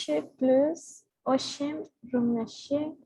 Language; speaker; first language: Polish; non-native, learner; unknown